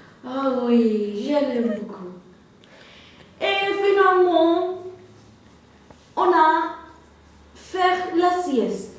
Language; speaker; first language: French; non-native, learner; Spanish